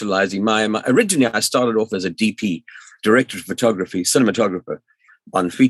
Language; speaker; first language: English; native; English